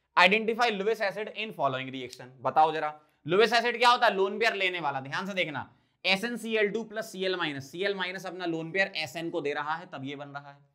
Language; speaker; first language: Hindi; native; Hindi